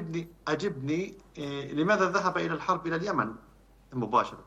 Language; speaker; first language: Arabic; native; Arabic